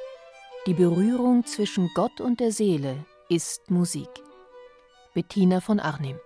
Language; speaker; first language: German; native; German